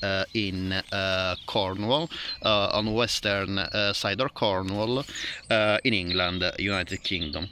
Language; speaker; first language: English; non-native, fluent; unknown